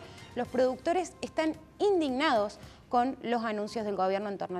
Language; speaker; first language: Spanish; native; Spanish